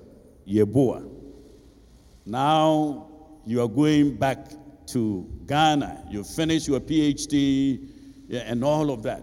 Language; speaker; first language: English; non-native, local second language; Akan